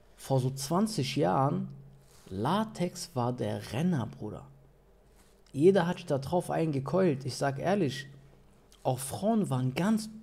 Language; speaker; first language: German; early bilingual, other home language; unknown